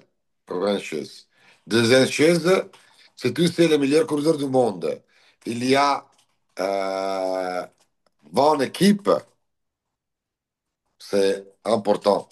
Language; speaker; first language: French; non-native, learner; Italian